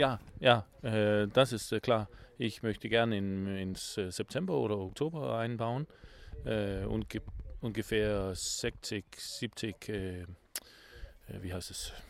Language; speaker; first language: German; non-native, learner; Danish